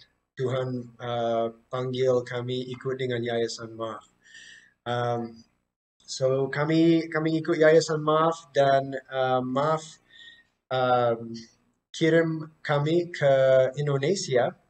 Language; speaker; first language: Indonesian; non-native, fluent; English